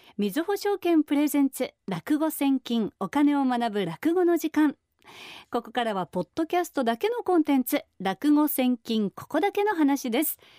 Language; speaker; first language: Japanese; native; Japanese